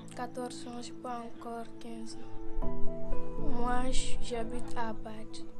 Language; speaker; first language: French; non-native, learner; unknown